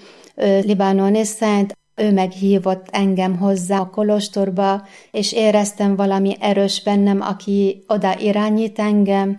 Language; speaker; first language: Hungarian; non-native, fluent; Arabic